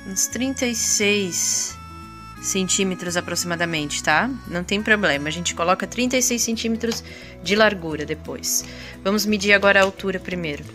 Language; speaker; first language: Portuguese; native; Portuguese